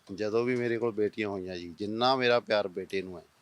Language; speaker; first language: Punjabi; native; Punjabi